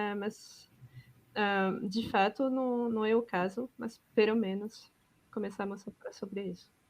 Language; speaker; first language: Portuguese; non-native, fluent; French